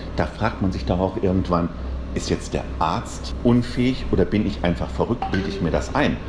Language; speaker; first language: German; native; German